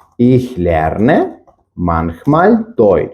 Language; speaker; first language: German; non-native, fluent; Ukrainian